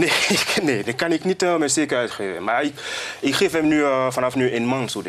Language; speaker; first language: Dutch; non-native, fluent; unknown